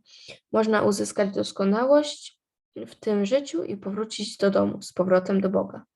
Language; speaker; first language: Polish; native; Polish